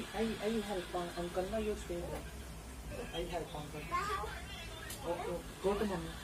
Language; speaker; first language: English; non-native, learner; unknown